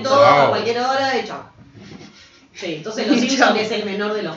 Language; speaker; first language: Spanish; native; Spanish